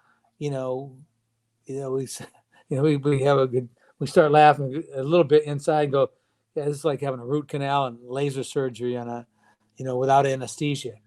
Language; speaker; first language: English; native; English